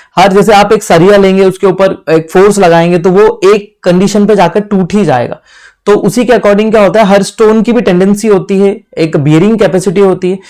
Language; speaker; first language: Hindi; native; Hindi